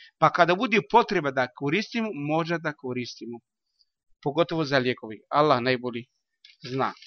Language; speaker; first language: Bosnian; non-native, learner; Arabic